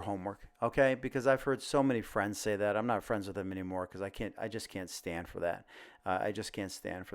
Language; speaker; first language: English; native; English